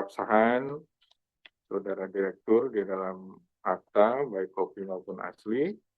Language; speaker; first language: Indonesian; native; Indonesian